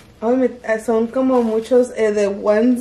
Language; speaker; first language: Spanish; early bilingual, heritage; Spanish